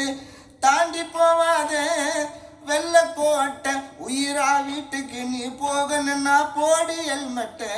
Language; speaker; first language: Tamil; native; Tamil